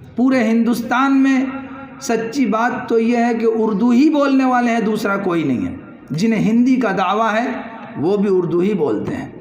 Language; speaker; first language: Urdu; native; Urdu